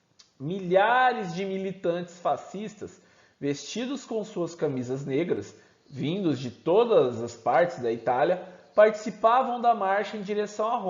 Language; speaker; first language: Portuguese; native; Portuguese